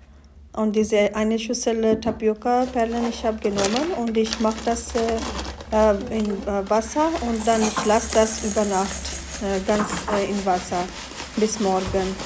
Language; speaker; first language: German; non-native, learner; Hindi